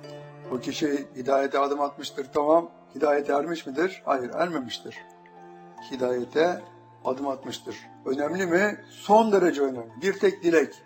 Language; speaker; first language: Turkish; native; Turkish